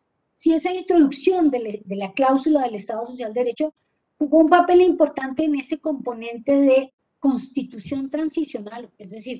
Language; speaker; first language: Spanish; native; Spanish